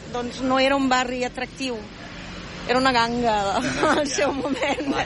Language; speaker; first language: Catalan; non-native, fluent; Spanish